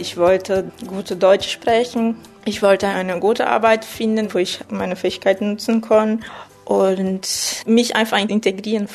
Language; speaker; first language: German; non-native, fluent; Portuguese